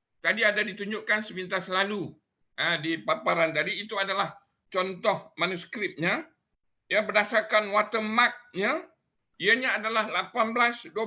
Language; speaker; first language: Malay; native; Malay